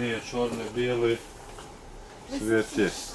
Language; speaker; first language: Russian; non-native, local second language; Turkish